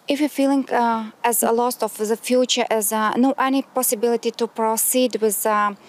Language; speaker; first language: English; non-native, learner; Ukrainian